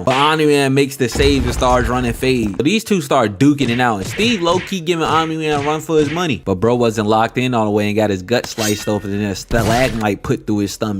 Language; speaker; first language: English; native; English